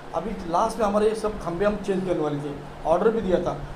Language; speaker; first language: Hindi; non-native, local second language; Marathi